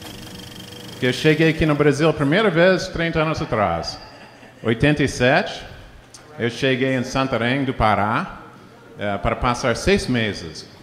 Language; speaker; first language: Portuguese; non-native, fluent; English